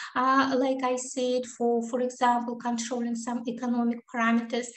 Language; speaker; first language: English; non-native, learner; Kazakh